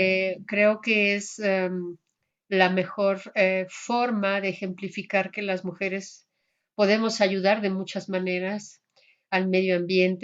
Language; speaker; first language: Spanish; native; Spanish